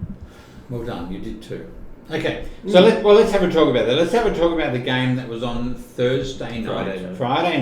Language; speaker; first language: English; native; English